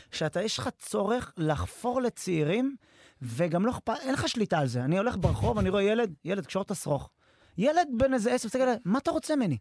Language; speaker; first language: Hebrew; native; Hebrew